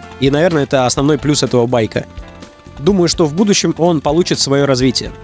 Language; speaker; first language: Russian; native; Russian